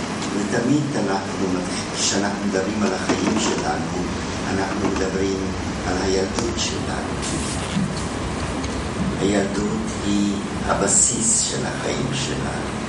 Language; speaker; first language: Hebrew; non-native, fluent; German